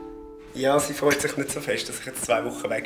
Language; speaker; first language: German; native; German